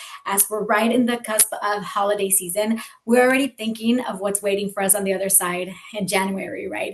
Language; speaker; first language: English; native; English